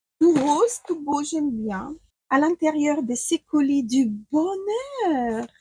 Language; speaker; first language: French; non-native, fluent; Ukrainian